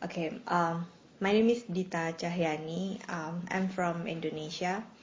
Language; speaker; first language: English; non-native, fluent; Indonesian